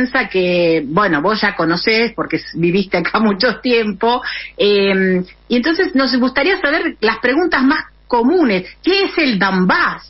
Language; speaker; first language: Spanish; native; Spanish